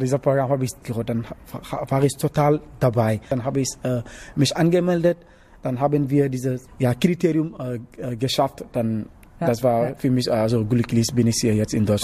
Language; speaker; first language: German; non-native, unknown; Wolof